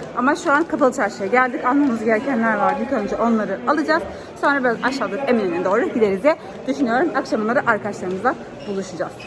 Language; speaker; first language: Turkish; native; Turkish